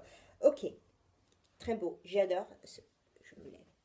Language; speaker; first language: French; non-native, fluent; Italian